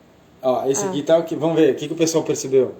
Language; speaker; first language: Portuguese; native; Portuguese